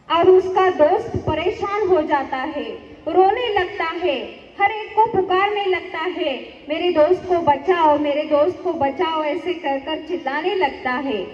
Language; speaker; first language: Hindi; non-native, local second language; Marathi